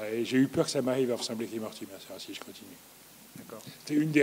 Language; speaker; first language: French; native; French